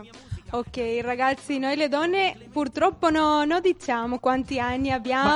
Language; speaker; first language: Italian; non-native, fluent; Spanish